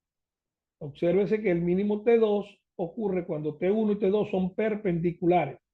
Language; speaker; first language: Spanish; native; Spanish